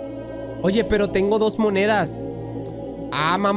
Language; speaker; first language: Spanish; native; Spanish